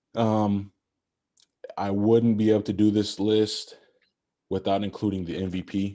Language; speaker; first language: English; native; English